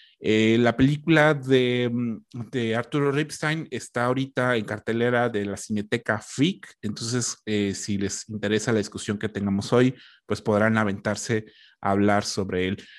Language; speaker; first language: Spanish; native; Spanish